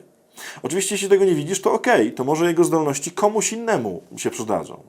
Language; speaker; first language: Polish; native; Polish